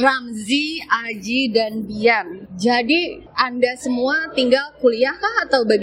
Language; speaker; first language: Indonesian; native; Indonesian